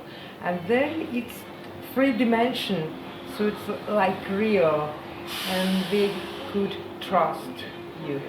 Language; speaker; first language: English; non-native, learner; Ukrainian